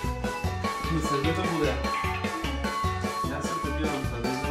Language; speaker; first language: Czech; non-native, fluent; Russian